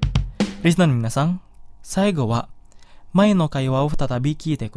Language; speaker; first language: Japanese; non-native, fluent; Indonesian